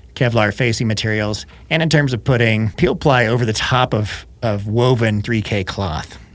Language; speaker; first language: English; native; English